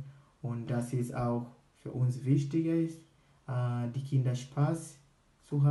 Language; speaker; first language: German; non-native, learner; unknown